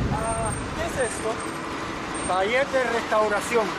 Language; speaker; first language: Spanish; non-native, learner; Korean